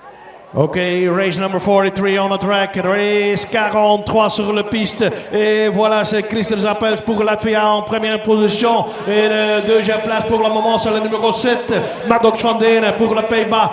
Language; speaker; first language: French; non-native, local second language; Dutch